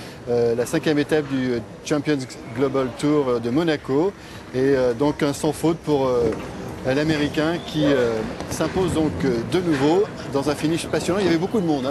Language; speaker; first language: French; native; French